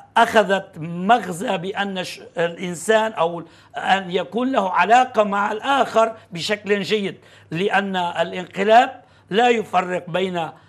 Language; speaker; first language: Arabic; non-native, fluent; Turkish